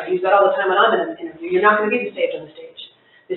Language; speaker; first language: English; native; English